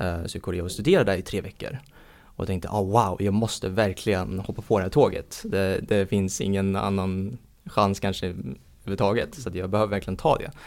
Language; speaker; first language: Swedish; early bilingual, heritage; Swedish